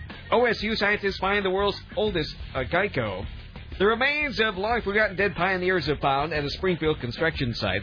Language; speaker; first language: English; native; English